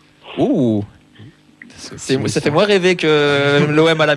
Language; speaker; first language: French; native; French